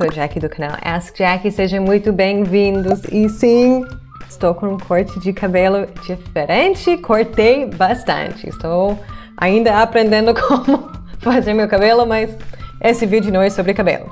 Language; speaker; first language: Portuguese; non-native, fluent; English